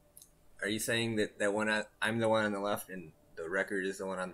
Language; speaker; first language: English; native; English